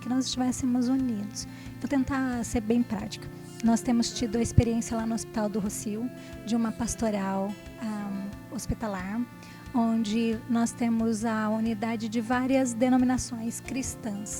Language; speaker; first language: Portuguese; native; Portuguese